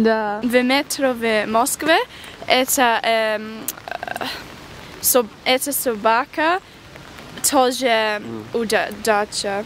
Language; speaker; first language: Russian; non-native, learner; English